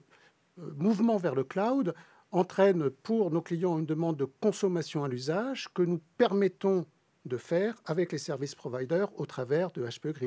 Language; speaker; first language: French; native; French